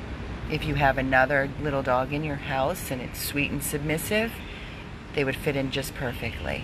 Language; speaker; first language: English; native; English